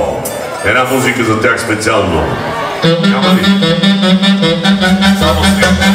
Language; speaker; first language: Bulgarian; non-native, local second language; Turkish